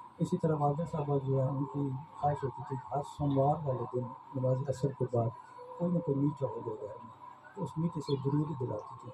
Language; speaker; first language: Urdu; non-native, local second language; Punjabi